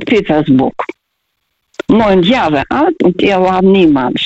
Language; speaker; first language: German; non-native, fluent; Russian